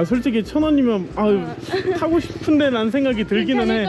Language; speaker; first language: Korean; native; Korean